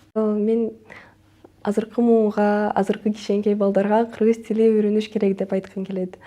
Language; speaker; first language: Kyrgyz; non-native, local second language; Russian